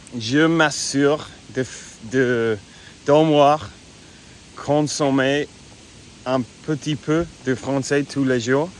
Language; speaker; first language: French; non-native, fluent; Spanish